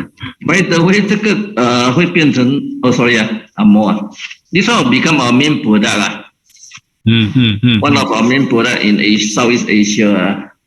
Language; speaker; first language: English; non-native, local second language; Chinese